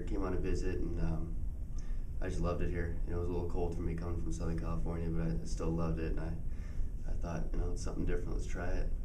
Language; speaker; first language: English; native; English